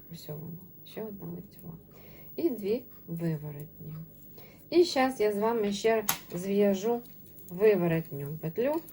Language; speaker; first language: Ukrainian; non-native, local second language; Russian